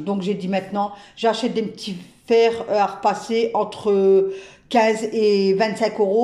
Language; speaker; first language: French; native; French